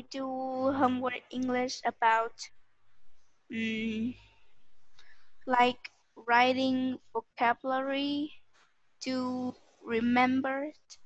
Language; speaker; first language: English; non-native, learner; Vietnamese